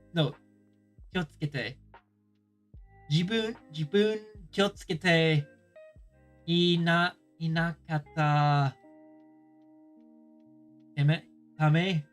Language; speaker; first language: Japanese; non-native, learner; English